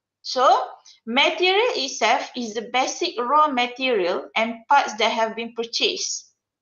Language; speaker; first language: English; non-native, local second language; Malay